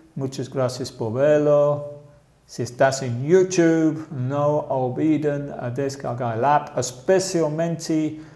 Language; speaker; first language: Spanish; non-native, fluent; English